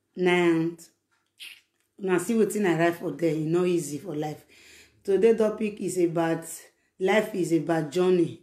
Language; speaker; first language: Nigerian Pidgin; non-native, local second language; Bini